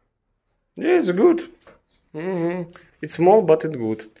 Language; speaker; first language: English; non-native, learner; Russian